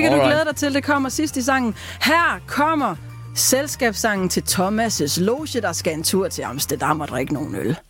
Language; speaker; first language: Danish; native; Danish